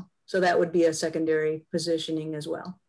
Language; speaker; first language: English; native; English